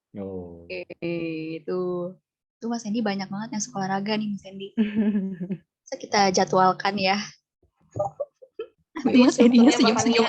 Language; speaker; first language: Indonesian; native; Indonesian